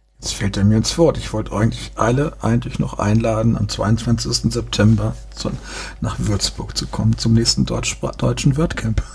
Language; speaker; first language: German; native; German